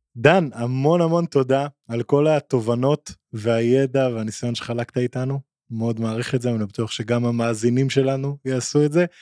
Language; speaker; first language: Hebrew; native; Hebrew